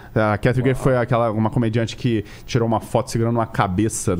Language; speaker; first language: Portuguese; native; Portuguese